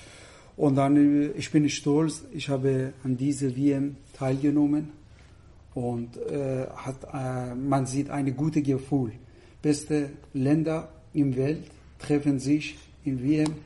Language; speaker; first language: German; non-native, fluent; Persian